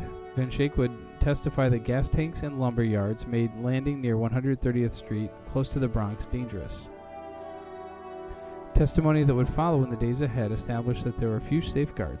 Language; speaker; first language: English; native; English